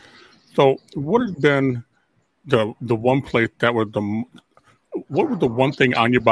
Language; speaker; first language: English; native; English